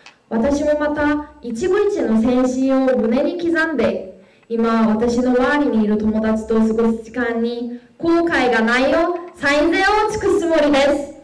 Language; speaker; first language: Japanese; non-native, fluent; Korean